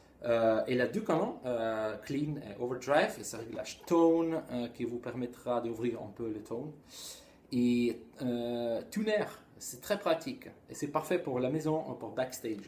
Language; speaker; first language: French; non-native, fluent; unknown